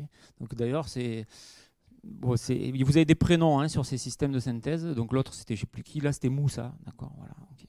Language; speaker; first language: French; native; French